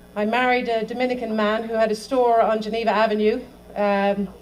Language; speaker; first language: English; native; English